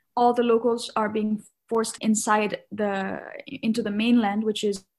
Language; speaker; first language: English; non-native, local second language; Nepali